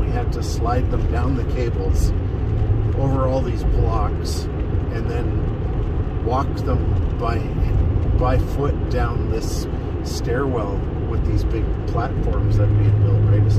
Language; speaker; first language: English; native; English